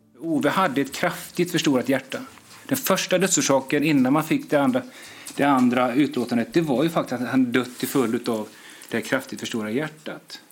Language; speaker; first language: Swedish; native; Swedish